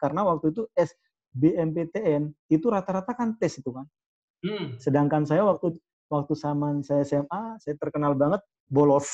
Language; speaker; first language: Indonesian; non-native, local second language; Madurese